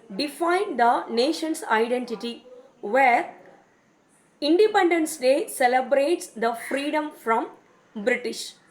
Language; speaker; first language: English; non-native, local second language; Tamil